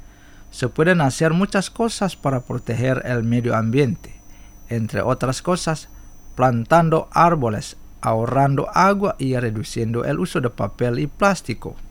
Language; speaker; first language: Spanish; non-native, fluent; Indonesian